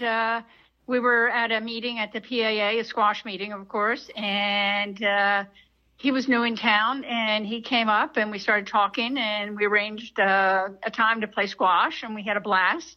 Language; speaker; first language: English; native; English